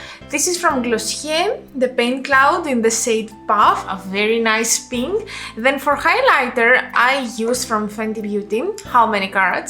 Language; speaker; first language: English; non-native, fluent; Greek